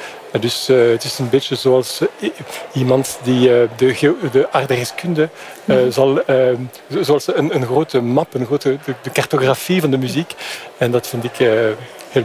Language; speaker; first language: Dutch; non-native, fluent; French